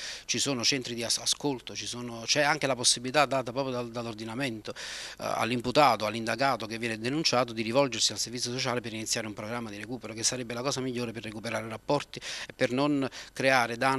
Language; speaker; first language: Italian; native; Italian